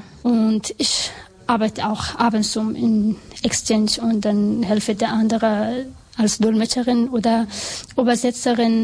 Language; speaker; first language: German; non-native, learner; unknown